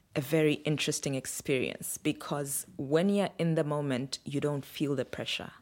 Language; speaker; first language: English; non-native, local second language; Bemba